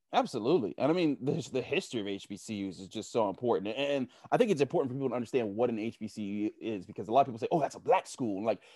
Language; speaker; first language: English; native; English